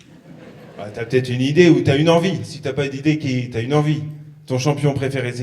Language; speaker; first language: French; native; French